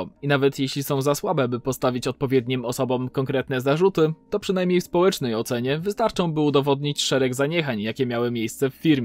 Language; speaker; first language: Polish; native; Polish